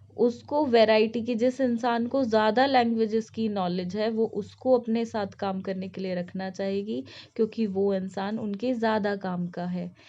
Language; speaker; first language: Hindi; native; Hindi